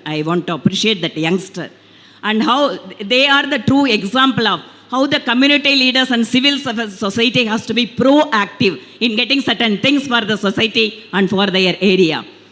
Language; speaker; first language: English; non-native, local second language; Tamil